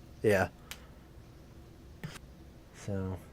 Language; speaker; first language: English; native; English